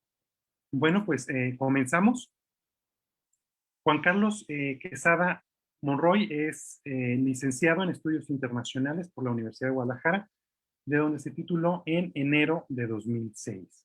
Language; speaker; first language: Spanish; native; Spanish